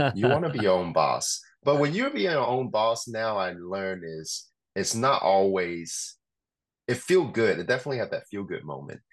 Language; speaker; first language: English; non-native, local second language; Cantonese